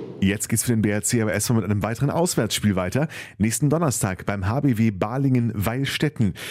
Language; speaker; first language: German; native; German